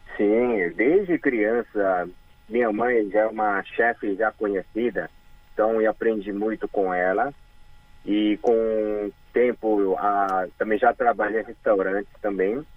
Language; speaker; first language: Portuguese; early bilingual, other home language; Korean